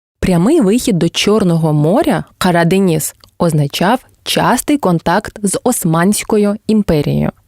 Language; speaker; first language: Ukrainian; non-native, local second language; Crimean Tatar